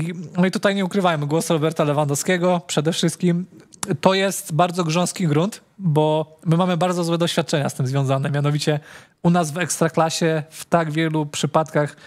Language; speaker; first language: Polish; native; Polish